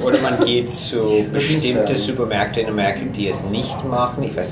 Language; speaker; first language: German; non-native, fluent; English